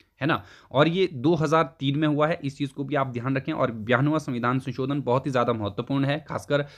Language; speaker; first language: Hindi; native; Hindi